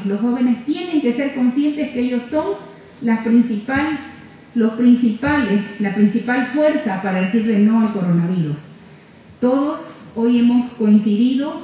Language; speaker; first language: Spanish; native; Spanish